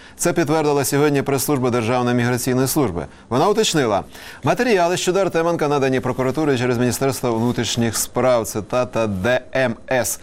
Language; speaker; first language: Ukrainian; native; Ukrainian